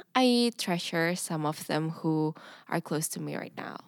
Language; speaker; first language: English; non-native, fluent; Indonesian